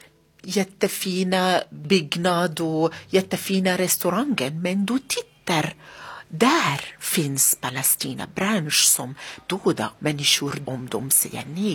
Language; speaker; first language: Swedish; non-native, learner; Arabic